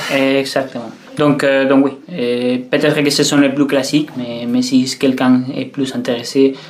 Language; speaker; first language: French; non-native, fluent; Spanish